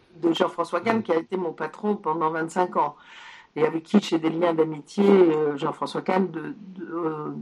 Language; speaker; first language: French; early bilingual, other home language; Polish